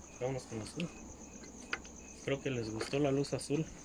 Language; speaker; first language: Spanish; native; Spanish